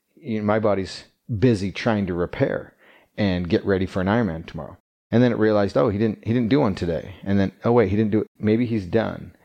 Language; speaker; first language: English; native; English